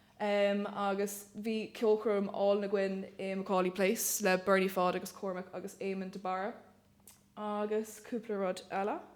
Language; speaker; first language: Irish; native; Irish